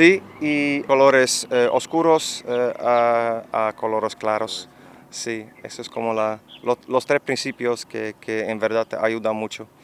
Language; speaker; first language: Spanish; non-native, fluent; Dutch